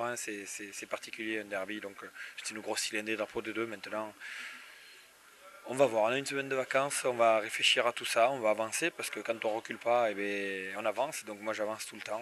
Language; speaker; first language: French; native; French